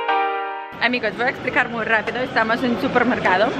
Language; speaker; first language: Spanish; non-native, fluent; Ukrainian